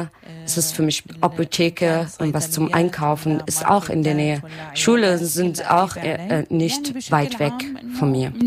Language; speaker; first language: German; non-native, learner; Arabic